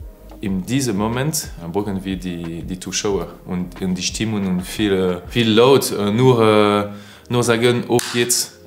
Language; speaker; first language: German; non-native, learner; French